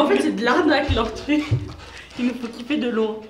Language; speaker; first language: French; native; French